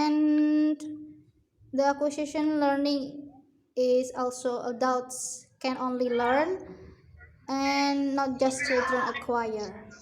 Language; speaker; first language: English; non-native, learner; Indonesian